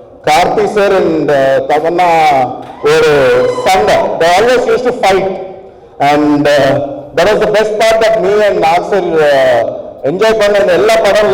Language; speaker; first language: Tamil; non-native, learner; Telugu